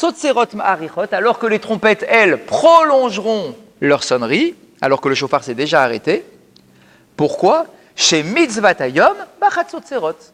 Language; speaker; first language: French; native; French